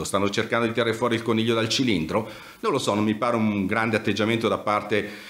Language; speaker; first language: Italian; native; Italian